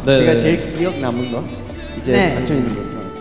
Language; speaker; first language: Korean; non-native, fluent; Chinese